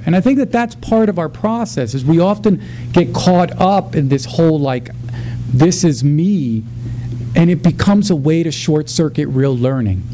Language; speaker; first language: English; early bilingual, other home language; Spanish